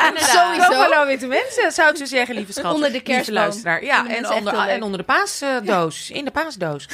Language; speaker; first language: Dutch; native; Dutch